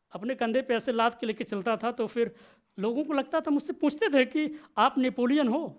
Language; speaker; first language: Hindi; native; Hindi